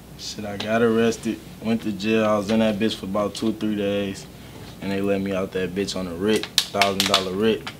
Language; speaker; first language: English; native; English